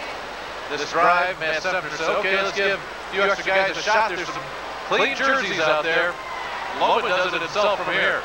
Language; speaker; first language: English; native; English